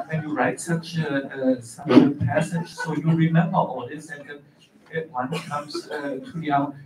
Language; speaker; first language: English; non-native, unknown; German